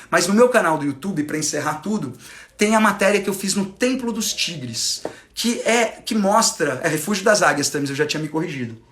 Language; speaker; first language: Portuguese; native; Portuguese